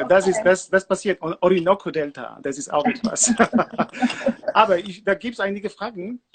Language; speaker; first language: German; non-native, learner; Polish